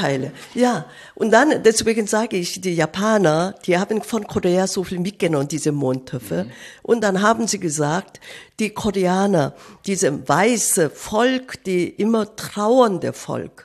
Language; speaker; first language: German; non-native, fluent; Korean